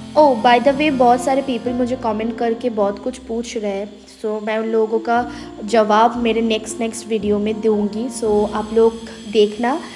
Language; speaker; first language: Hindi; non-native, local second language; Bangla